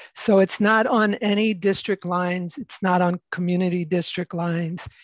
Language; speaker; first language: English; native; English